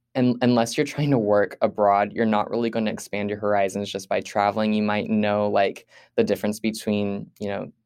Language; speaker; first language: English; native; English